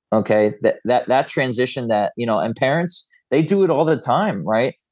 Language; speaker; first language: English; native; English